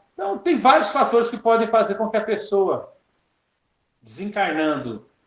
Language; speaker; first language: Portuguese; native; Portuguese